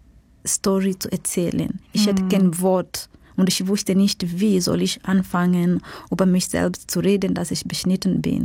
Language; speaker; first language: German; non-native, fluent; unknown